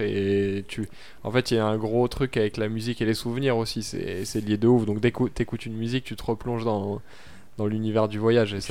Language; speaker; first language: French; native; French